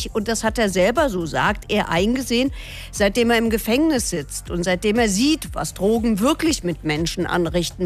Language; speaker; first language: German; native; German